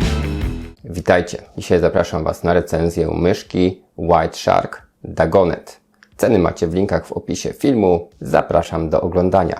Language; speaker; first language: Polish; native; Polish